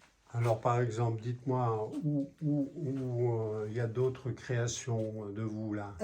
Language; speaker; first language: French; native; French